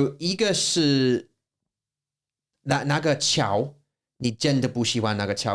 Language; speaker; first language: Chinese; non-native, learner; English